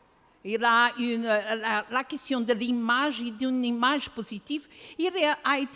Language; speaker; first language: French; non-native, fluent; Portuguese